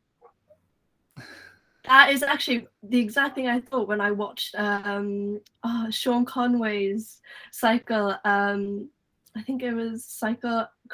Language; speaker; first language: English; native; English